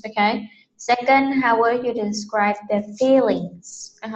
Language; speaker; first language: English; non-native, fluent; Vietnamese